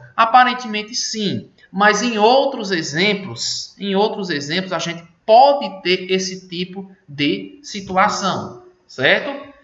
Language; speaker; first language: Portuguese; native; Portuguese